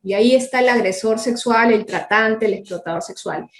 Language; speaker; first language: Spanish; native; Spanish